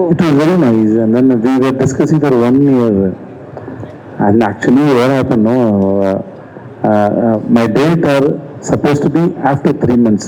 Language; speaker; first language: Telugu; non-native, learner; Tamil